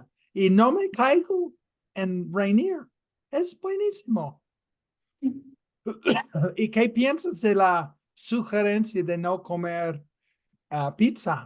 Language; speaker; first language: Spanish; non-native, fluent; English